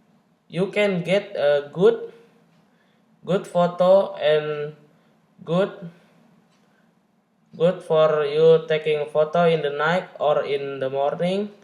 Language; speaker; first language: English; non-native, learner; Indonesian